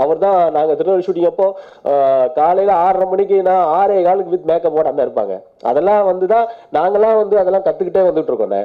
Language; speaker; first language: Tamil; native; Tamil